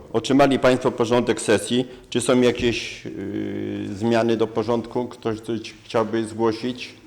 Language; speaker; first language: Polish; native; Polish